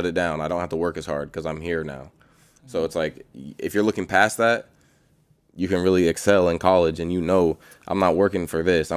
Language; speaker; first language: English; native; English